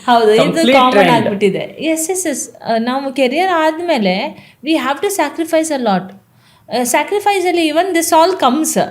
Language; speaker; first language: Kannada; non-native, local second language; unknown